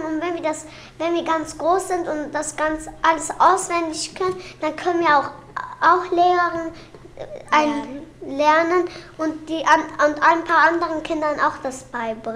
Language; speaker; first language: German; early bilingual, other home language; Turkish